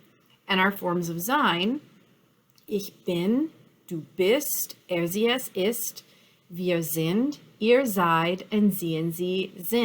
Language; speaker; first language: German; non-native, fluent; English